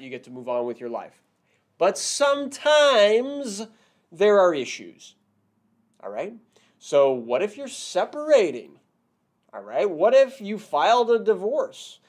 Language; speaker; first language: English; native; English